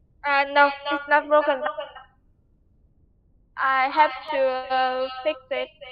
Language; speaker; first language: English; non-native, learner; Vietnamese